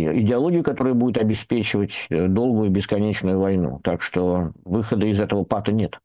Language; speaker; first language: Russian; native; Russian